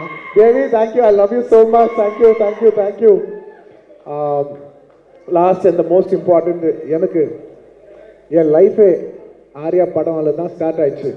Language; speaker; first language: Tamil; non-native, local second language; Telugu